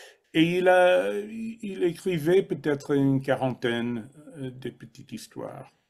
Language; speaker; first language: French; non-native, fluent; English